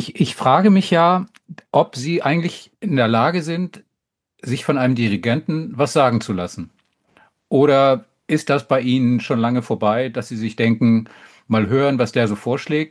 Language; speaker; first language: German; native; German